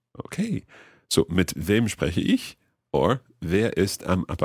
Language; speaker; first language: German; non-native, learner; English